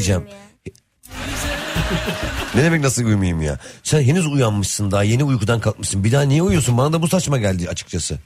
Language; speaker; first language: Turkish; native; Turkish